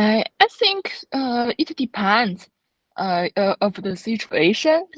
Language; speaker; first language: English; non-native, fluent; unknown